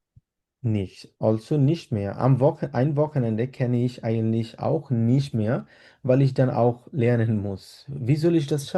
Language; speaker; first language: German; non-native, fluent; Bangla